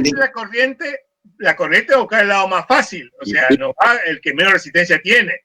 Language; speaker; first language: Spanish; native; Spanish